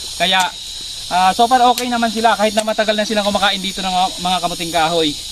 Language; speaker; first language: Filipino; native; Filipino